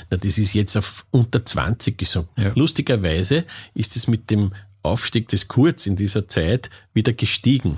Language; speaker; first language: German; native; German